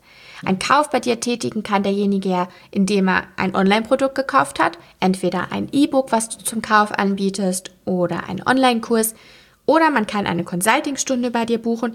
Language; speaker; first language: German; native; German